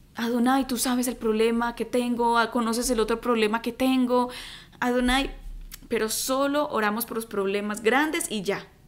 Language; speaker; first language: Spanish; native; Spanish